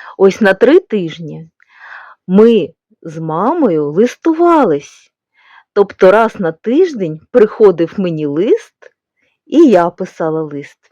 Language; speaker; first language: Ukrainian; non-native, local second language; Russian